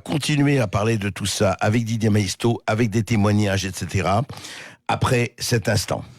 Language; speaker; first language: French; native; French